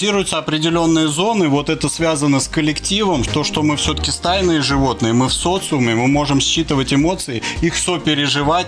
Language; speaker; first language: Russian; native; Russian